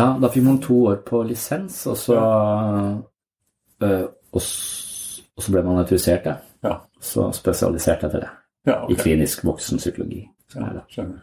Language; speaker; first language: Norwegian; native; Norwegian